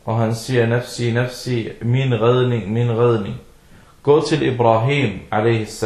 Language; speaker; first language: Danish; early bilingual, other home language; Arabic